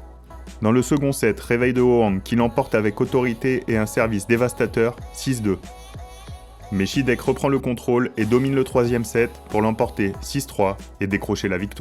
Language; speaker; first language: French; native; French